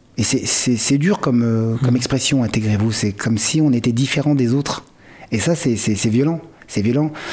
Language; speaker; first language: French; early bilingual, other home language; Malagasy